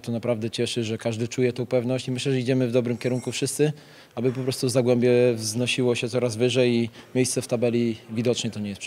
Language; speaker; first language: Polish; native; Polish